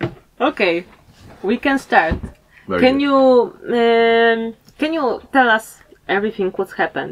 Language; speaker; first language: English; non-native, learner; Polish